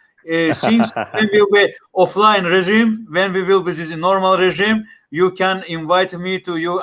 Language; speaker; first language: English; non-native, learner; Russian